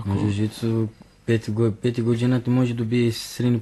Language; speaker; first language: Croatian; non-native, learner; Portuguese